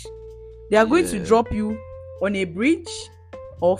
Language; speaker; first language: English; non-native, local second language; Yoruba